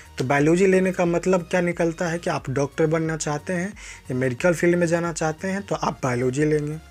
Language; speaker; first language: Hindi; native; Hindi